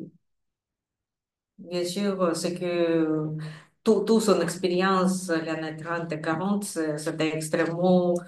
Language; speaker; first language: French; non-native, fluent; Russian